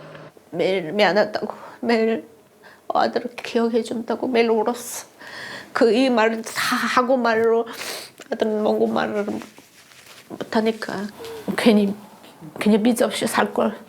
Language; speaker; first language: Korean; non-native, learner; Mongolian